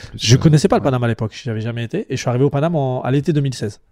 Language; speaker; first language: French; native; French